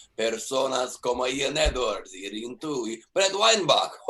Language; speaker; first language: Spanish; non-native, learner; English